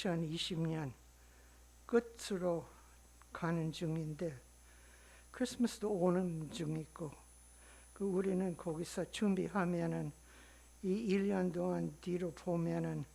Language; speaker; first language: Korean; non-native, learner; English